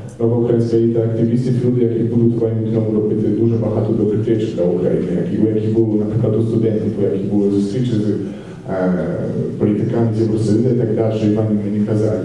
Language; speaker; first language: Ukrainian; non-native, learner; Polish